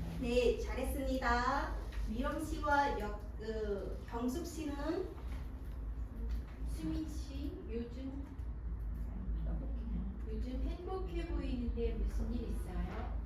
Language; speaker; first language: Korean; non-native, fluent; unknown